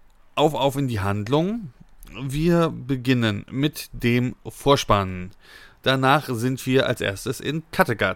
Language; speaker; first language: German; native; German